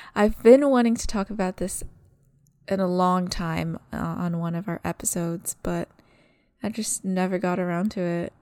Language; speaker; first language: English; early bilingual, other home language; Malagasy